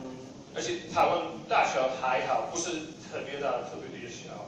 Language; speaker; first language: Chinese; non-native, fluent; English